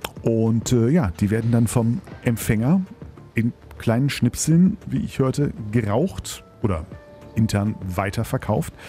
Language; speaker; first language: German; native; German